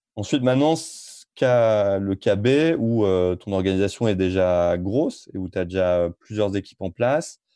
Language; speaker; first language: French; native; French